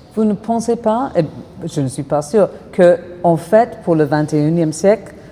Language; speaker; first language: French; non-native, fluent; English